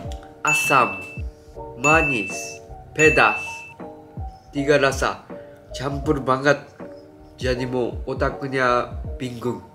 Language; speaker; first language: Indonesian; non-native, learner; Japanese